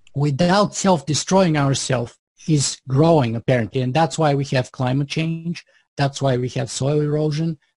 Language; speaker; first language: English; non-native, fluent; Bulgarian